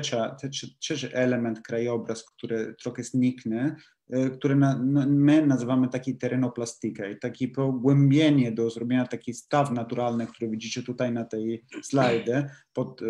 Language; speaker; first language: Polish; non-native, learner; Italian